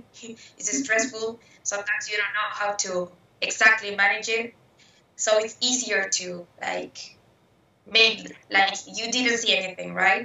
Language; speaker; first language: English; non-native, fluent; Spanish